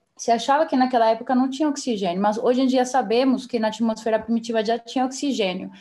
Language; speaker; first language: Portuguese; non-native, fluent; Spanish